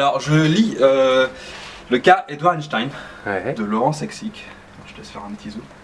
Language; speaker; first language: French; native; French